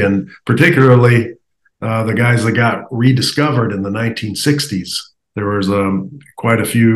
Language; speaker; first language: English; native; English